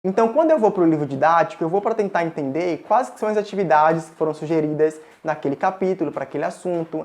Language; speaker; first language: Portuguese; native; Portuguese